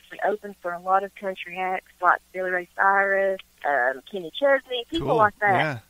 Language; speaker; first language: English; native; English